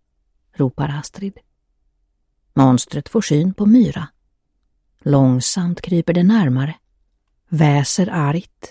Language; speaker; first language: Swedish; native; Swedish